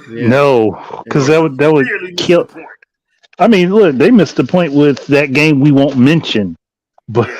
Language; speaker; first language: English; native; English